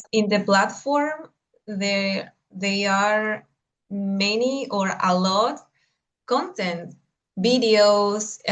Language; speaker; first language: English; non-native, learner; Spanish